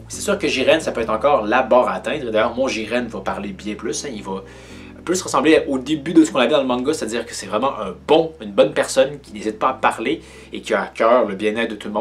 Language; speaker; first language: French; native; French